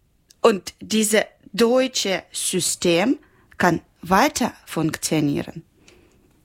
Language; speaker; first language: German; non-native, learner; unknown